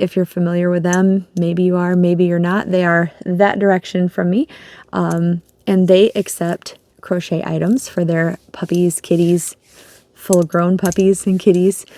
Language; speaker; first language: English; native; English